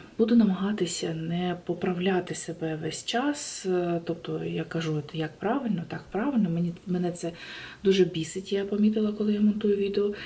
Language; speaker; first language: Ukrainian; non-native, local second language; Russian